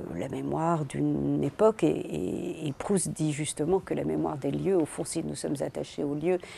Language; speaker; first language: French; native; French